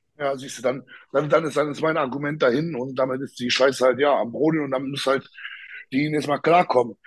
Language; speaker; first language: German; native; German